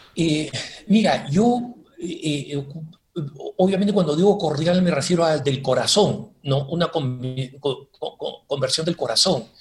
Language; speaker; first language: Spanish; native; Spanish